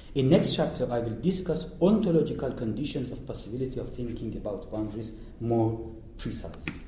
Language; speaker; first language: English; non-native, fluent; Persian